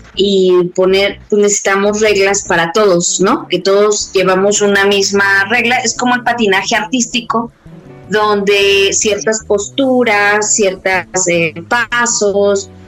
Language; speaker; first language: Spanish; native; Spanish